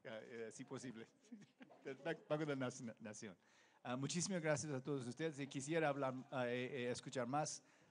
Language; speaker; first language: Spanish; non-native, learner; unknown